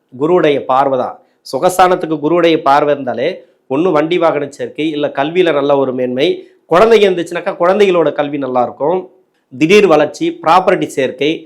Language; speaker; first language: Tamil; native; Tamil